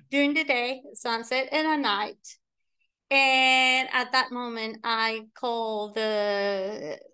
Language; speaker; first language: English; non-native, fluent; Spanish